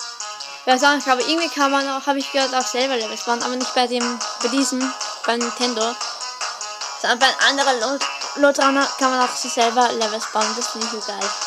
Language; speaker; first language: German; native; German